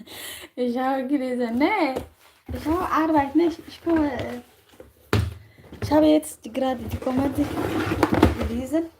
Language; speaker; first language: German; non-native, learner; Tigrinya